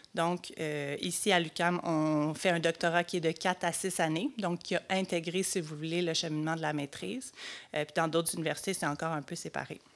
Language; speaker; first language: French; native; French